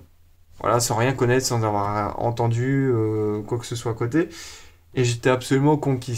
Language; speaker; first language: French; native; French